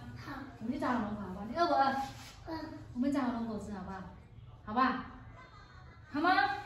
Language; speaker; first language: Chinese; native; Chinese